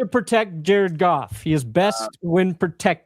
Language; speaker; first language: English; native; English